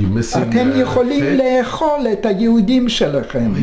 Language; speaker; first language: Hebrew; non-native, fluent; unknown